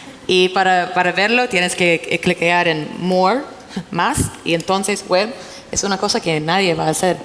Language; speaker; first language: Spanish; non-native, fluent; English